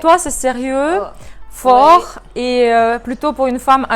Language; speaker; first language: French; non-native, fluent; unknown